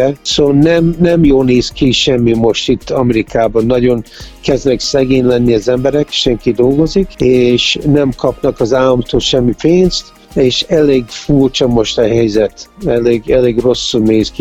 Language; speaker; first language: Hungarian; early bilingual, heritage; Hungarian